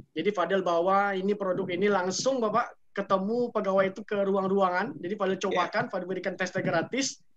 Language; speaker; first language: Indonesian; native; Indonesian